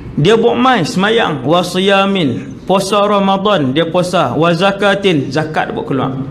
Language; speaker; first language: Malay; native; Malay